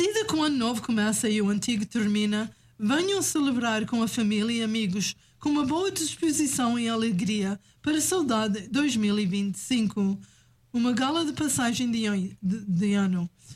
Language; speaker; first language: Portuguese; native; Portuguese